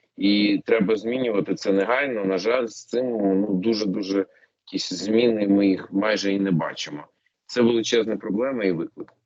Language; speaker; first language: Ukrainian; non-native, local second language; Russian